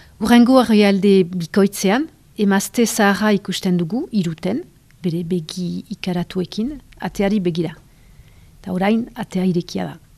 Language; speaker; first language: Basque; native; Basque